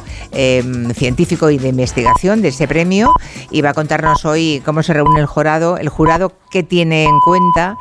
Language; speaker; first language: Spanish; native; Spanish